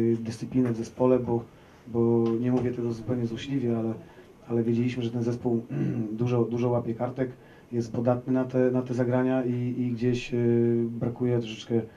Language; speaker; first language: Polish; native; Polish